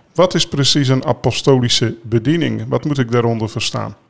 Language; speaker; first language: Dutch; native; Dutch